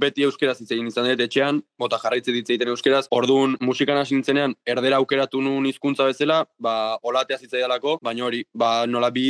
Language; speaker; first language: Basque; native; Basque